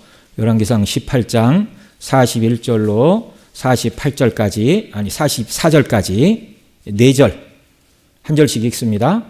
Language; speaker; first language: Korean; native; Korean